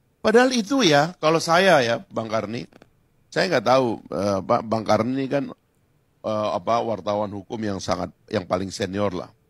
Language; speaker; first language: Indonesian; non-native, local second language; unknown